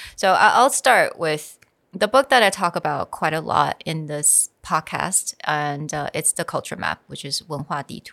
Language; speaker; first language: English; non-native, fluent; Chinese